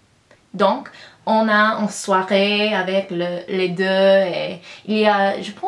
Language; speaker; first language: French; non-native, learner; English